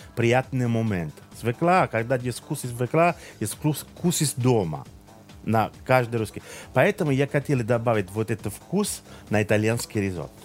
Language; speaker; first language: Russian; non-native, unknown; Italian